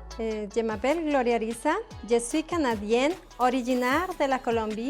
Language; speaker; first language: French; non-native, fluent; Spanish